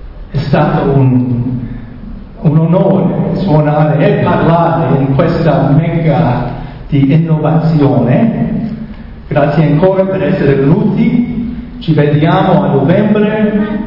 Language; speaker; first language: Italian; non-native, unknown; English